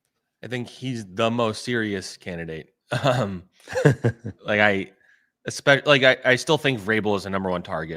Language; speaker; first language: English; native; English